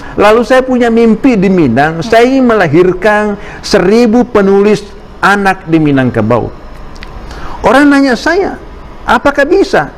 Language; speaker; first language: Indonesian; native; Indonesian